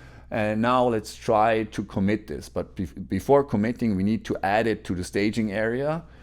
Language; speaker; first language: English; non-native, fluent; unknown